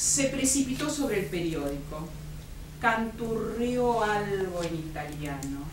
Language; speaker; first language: English; non-native, fluent; Spanish